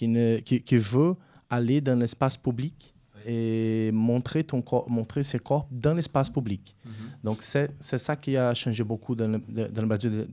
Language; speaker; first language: French; non-native, fluent; Portuguese